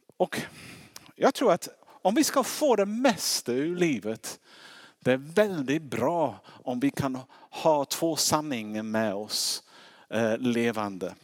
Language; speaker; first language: Swedish; non-native, fluent; English